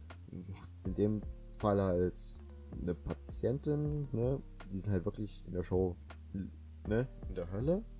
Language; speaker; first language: German; native; German